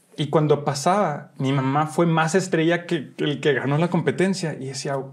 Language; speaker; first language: Spanish; early bilingual, heritage; Spanish